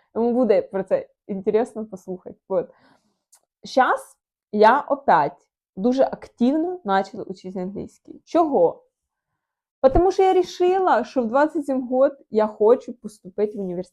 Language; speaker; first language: Ukrainian; non-native, local second language; Russian